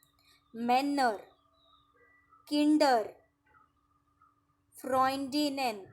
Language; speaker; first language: German; non-native, fluent; Marathi